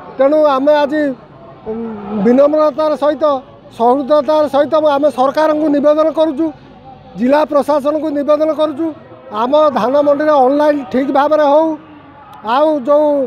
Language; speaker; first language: Odia; native; Odia